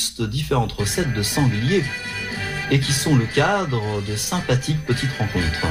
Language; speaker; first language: French; native; French